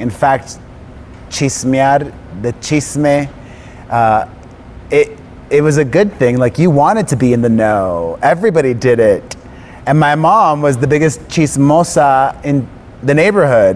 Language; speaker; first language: English; native; English